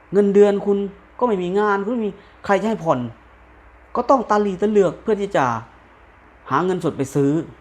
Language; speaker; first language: Thai; native; Thai